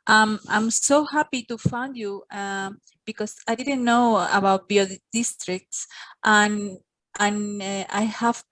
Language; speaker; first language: English; non-native, fluent; Spanish